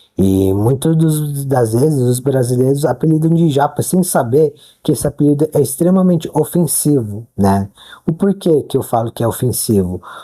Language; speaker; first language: Portuguese; native; Portuguese